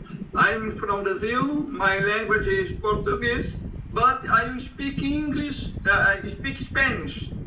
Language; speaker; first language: English; non-native, fluent; Portuguese